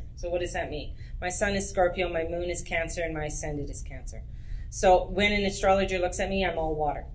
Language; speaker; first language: English; native; English